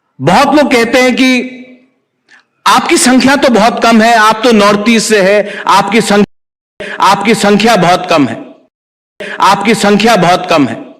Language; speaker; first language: Hindi; non-native, local second language; Kok Borok